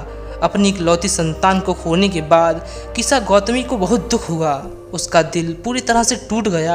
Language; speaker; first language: Hindi; native; Hindi